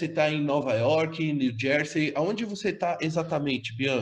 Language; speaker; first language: Portuguese; native; Portuguese